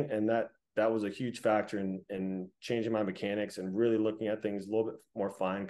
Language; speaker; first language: English; native; English